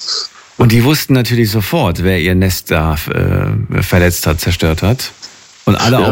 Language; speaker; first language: German; native; German